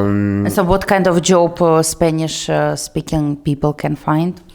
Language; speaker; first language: English; non-native, learner; Russian